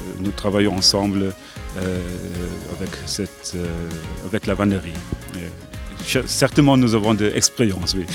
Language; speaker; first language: French; non-native, learner; German